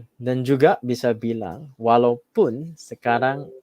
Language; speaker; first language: Indonesian; non-native, fluent; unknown